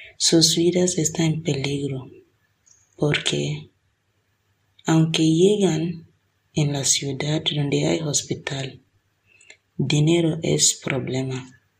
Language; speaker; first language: Spanish; non-native, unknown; Igbo